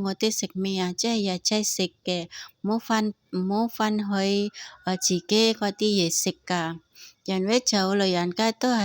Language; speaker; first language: Cantonese; non-native, learner; Indonesian